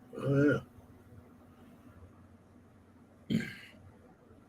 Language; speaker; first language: English; native; English